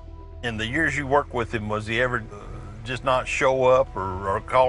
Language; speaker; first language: English; native; English